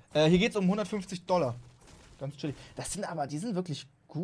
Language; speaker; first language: German; native; German